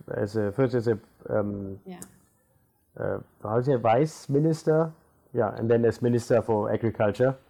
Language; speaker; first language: English; non-native, local second language; German